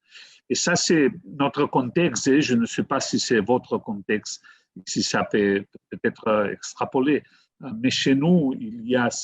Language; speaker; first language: French; non-native, fluent; Catalan